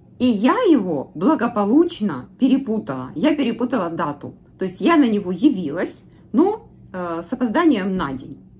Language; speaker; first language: Russian; native; Russian